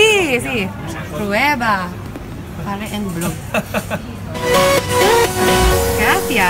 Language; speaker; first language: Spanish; non-native, learner; English